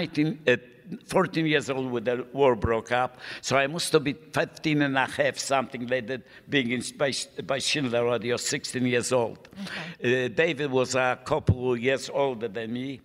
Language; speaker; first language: English; non-native, fluent; Polish